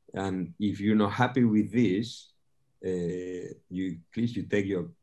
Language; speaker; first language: English; non-native, fluent; Spanish